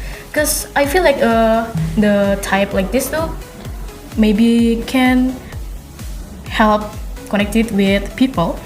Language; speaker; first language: English; non-native, learner; Indonesian